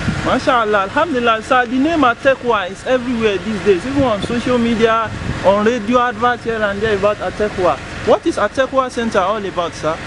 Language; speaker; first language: English; non-native, local second language; Yoruba